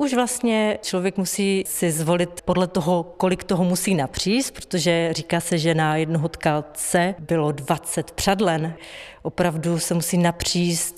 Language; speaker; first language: Czech; native; Czech